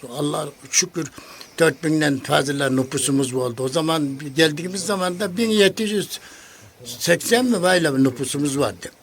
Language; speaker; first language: Turkish; non-native, learner; Kyrgyz